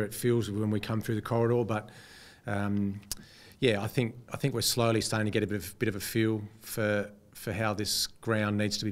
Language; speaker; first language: English; native; English